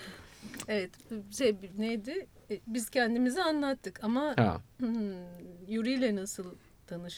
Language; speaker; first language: Turkish; native; Turkish